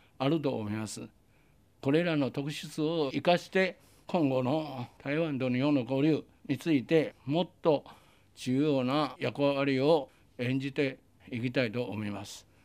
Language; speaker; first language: Japanese; non-native, fluent; Chinese